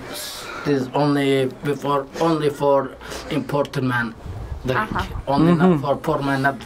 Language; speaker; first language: English; non-native, learner; Arabic